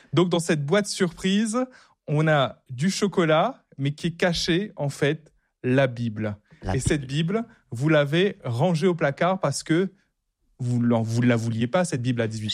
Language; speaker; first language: French; native; French